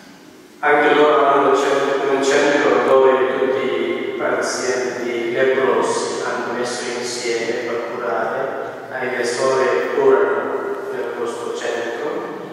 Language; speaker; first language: Italian; non-native, fluent; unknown